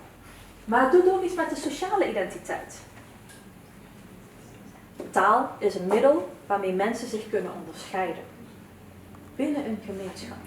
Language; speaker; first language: Dutch; early bilingual, other home language; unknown